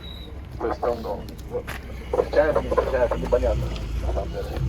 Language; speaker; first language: Russian; native; Russian